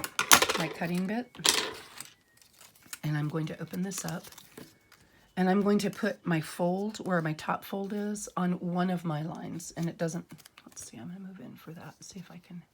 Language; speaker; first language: English; native; English